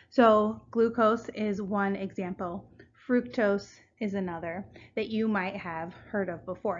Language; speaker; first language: English; native; English